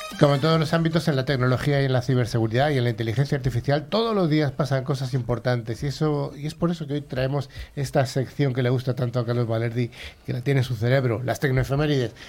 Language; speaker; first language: Spanish; native; Spanish